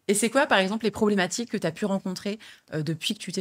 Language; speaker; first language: French; native; French